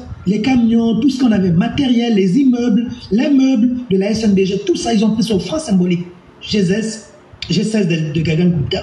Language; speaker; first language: French; native; French